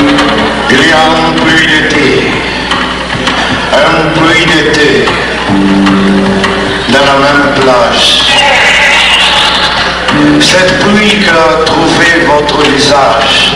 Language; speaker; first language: French; non-native, learner; Portuguese